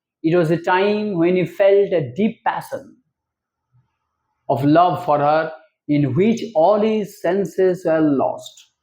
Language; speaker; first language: English; non-native, local second language; Bangla